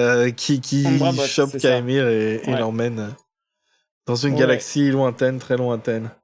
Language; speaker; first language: French; native; French